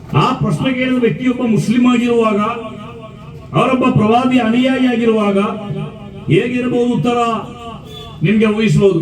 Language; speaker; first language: Kannada; non-native, local second language; Badaga